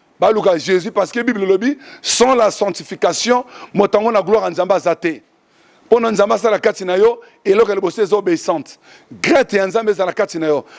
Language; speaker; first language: Lingala; native; Lingala